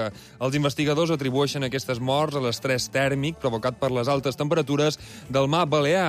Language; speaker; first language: Catalan; native; Catalan